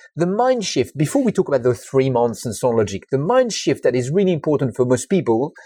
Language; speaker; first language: English; non-native, fluent; French